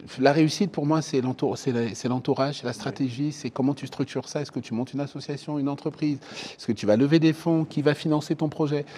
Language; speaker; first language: French; early bilingual, other home language; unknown